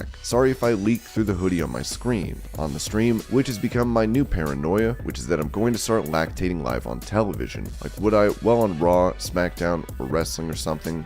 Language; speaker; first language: English; native; English